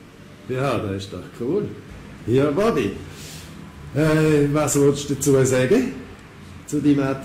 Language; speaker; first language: German; native; German